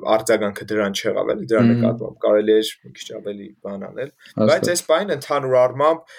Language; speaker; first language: Armenian; native; Armenian